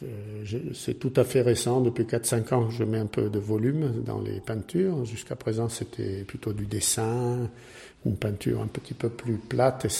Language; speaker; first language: French; native; French